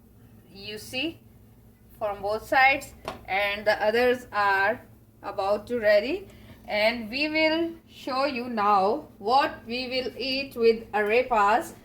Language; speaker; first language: English; non-native, learner; Hindi